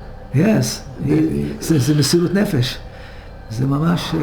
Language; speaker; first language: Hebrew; early bilingual, other home language; Hungarian